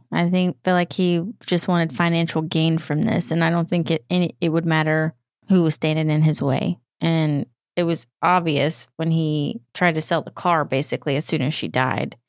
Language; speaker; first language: English; native; English